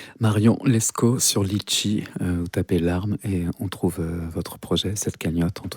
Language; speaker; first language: French; native; French